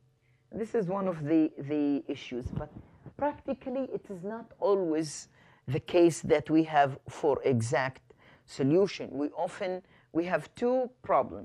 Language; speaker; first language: English; non-native, fluent; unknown